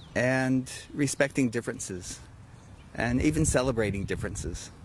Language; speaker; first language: English; native; English